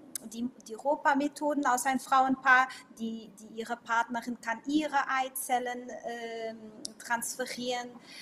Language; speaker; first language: German; non-native, local second language; Portuguese